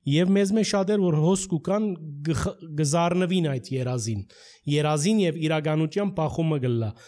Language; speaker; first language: Armenian; early bilingual, heritage; Armenian